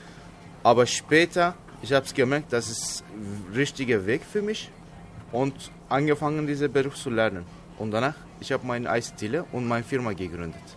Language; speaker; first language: German; non-native, fluent; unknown